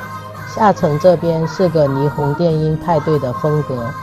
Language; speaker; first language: Chinese; native; Chinese